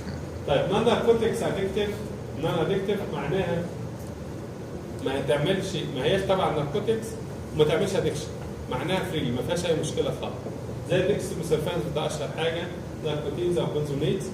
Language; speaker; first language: Arabic; native; Arabic